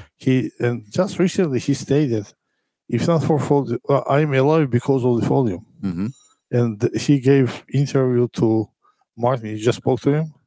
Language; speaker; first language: English; non-native, fluent; Georgian